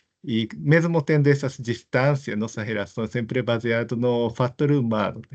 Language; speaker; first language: Portuguese; non-native, fluent; Japanese